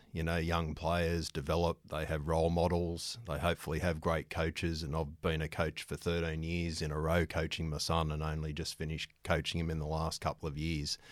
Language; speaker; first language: English; native; English